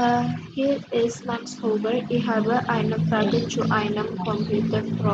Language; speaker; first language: German; non-native, learner; Indonesian